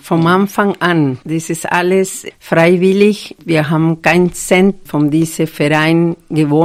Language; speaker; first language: German; non-native, fluent; Spanish